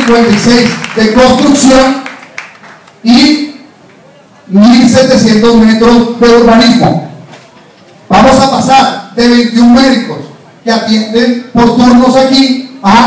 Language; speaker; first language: Spanish; native; Spanish